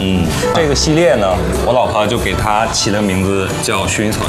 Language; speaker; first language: Chinese; native; Chinese